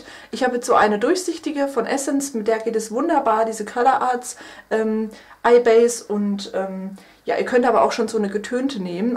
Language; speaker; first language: German; native; German